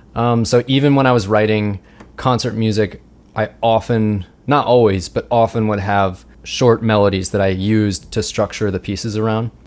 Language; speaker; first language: English; native; English